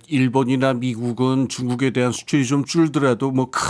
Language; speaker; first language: Korean; native; Korean